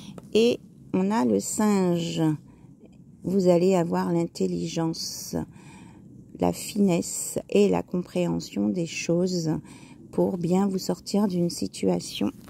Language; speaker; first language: French; native; French